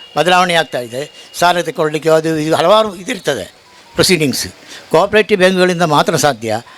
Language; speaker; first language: Kannada; native; Kannada